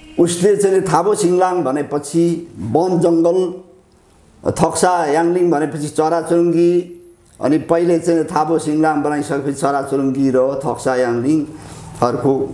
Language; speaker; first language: Nepali; non-native, local second language; Limbu